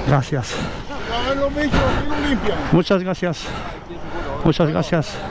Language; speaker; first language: Spanish; non-native, learner; French